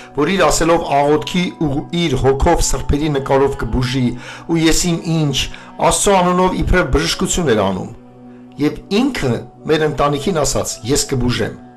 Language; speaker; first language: Armenian; non-native, local second language; Kurdish